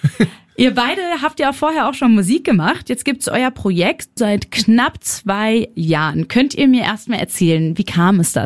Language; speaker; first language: German; native; German